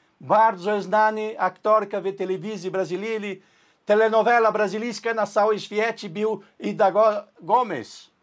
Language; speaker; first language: Polish; non-native, learner; Portuguese